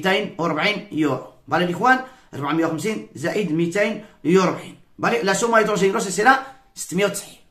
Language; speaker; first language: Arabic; native; Arabic